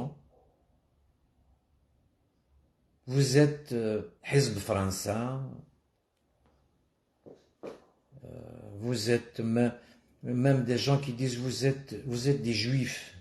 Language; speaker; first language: French; non-native, local second language; Kabyle